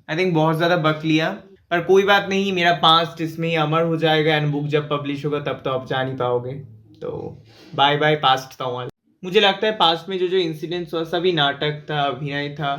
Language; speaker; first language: Hindi; non-native, local second language; Bangla